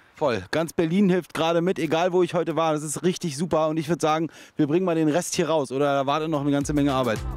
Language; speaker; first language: German; native; German